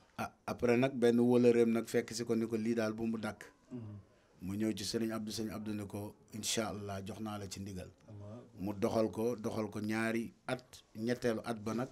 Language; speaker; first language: Wolof; native; Wolof